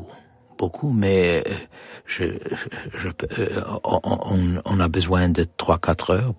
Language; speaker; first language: French; non-native, learner; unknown